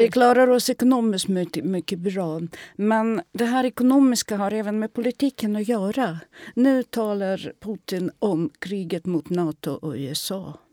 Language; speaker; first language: Swedish; non-native, fluent; Russian